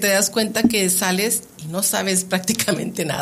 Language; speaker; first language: Spanish; native; Spanish